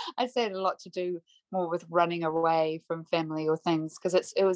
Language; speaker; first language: English; native; English